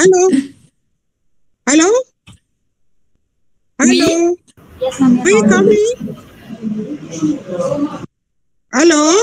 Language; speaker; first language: French; non-native, fluent; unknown